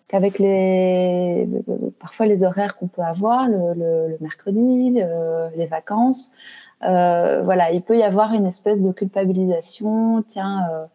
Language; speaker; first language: French; native; French